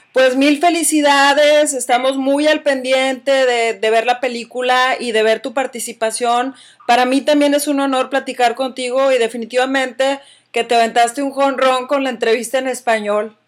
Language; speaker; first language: Spanish; native; Spanish